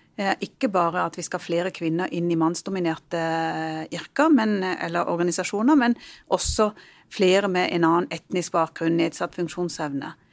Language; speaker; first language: Norwegian; early bilingual, other home language; Punjabi